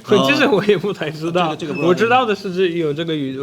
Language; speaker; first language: Chinese; non-native, fluent; Russian